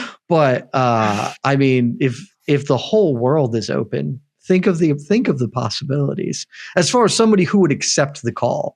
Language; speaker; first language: English; native; English